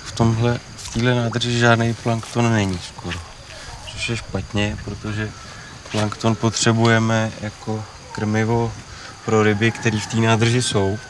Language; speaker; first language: Czech; native; Czech